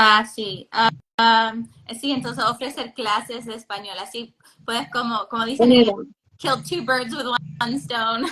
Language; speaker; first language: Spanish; non-native, fluent; English